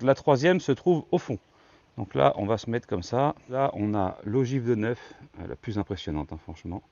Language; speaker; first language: French; native; French